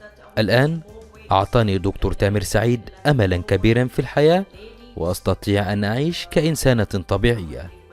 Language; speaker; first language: Arabic; native; Arabic